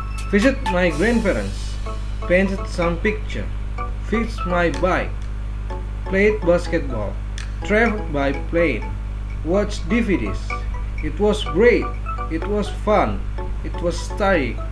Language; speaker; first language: English; non-native, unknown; Indonesian